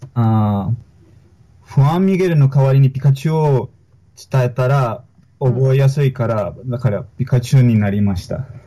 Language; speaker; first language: Japanese; non-native, learner; Spanish